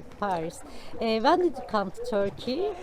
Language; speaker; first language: English; non-native, learner; Turkish